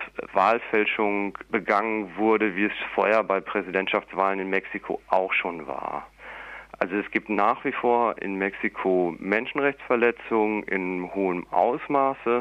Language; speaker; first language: German; native; German